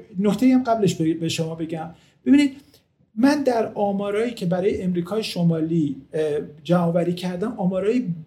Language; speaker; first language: Persian; native; Persian